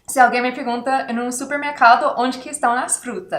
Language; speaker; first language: Portuguese; non-native, fluent; English